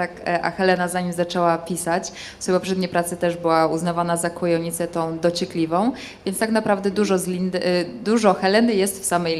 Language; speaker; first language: Polish; native; Polish